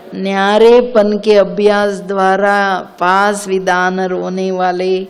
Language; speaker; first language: Hindi; non-native, local second language; Kannada